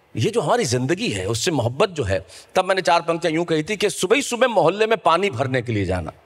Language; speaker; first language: Hindi; native; Hindi